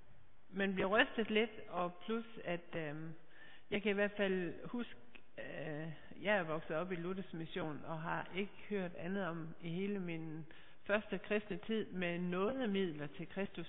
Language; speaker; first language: Danish; native; Danish